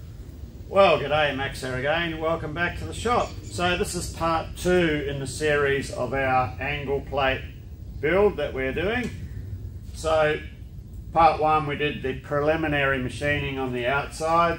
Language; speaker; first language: English; native; English